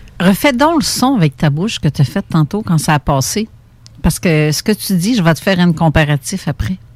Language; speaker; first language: French; native; French